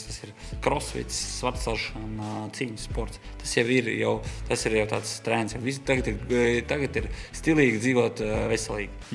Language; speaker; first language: Latvian; native; Latvian